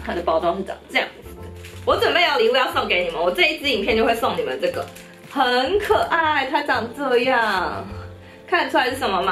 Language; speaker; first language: Chinese; native; Chinese